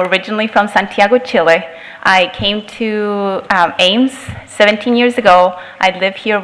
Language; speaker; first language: English; native; English